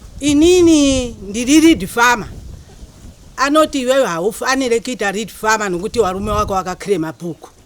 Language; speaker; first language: Shona; native; Shona